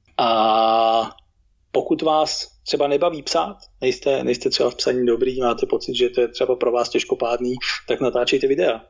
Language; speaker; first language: Czech; native; Czech